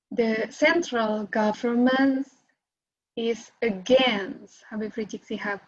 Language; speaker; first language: English; non-native, fluent; Indonesian